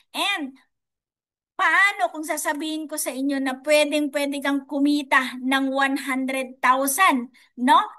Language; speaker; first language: Filipino; non-native, local second language; Iloko